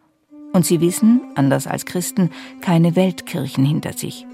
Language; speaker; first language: German; native; German